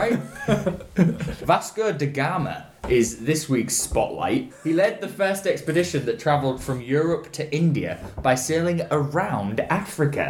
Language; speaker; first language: English; native; English